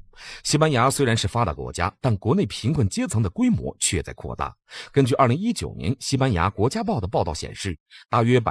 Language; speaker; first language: Chinese; native; Chinese